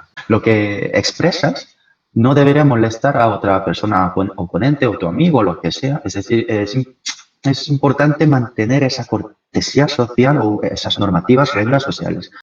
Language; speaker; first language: Spanish; non-native, fluent; Korean